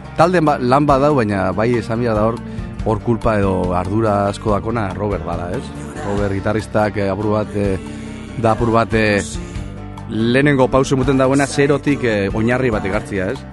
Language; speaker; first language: Basque; native; Basque